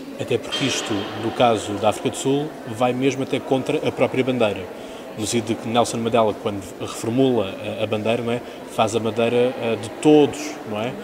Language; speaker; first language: Portuguese; native; Portuguese